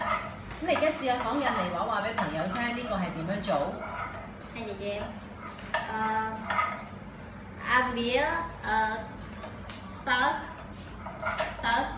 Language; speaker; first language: Cantonese; native; Cantonese